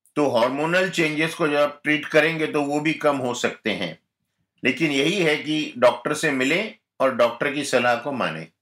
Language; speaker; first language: Hindi; non-native, local second language; Gujarati